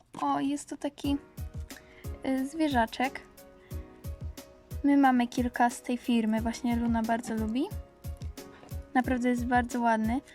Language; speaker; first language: Polish; native; Polish